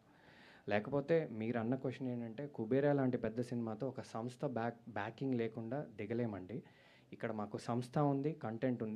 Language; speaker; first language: Telugu; native; Telugu